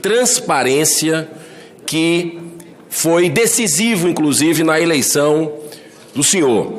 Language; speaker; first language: Portuguese; native; Portuguese